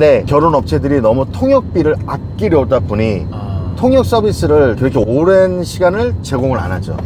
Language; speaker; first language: Korean; native; Korean